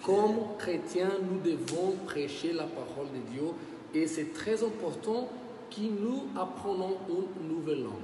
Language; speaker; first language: French; non-native, learner; Portuguese